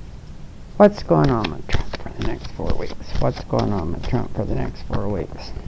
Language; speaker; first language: English; native; English